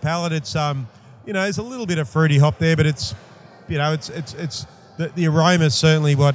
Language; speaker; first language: English; native; English